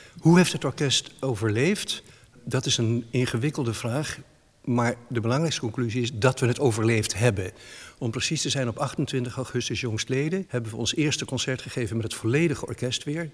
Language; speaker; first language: Dutch; native; Dutch